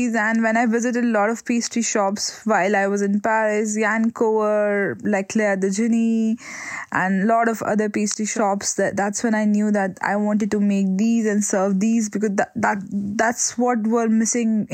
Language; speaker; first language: English; non-native, local second language; Hindi